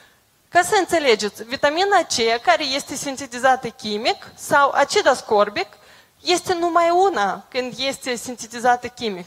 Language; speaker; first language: Romanian; non-native, local second language; Russian